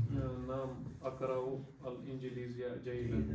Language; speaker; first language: Arabic; non-native, learner; Urdu